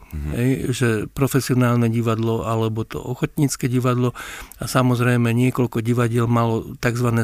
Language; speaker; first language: Slovak; native; Slovak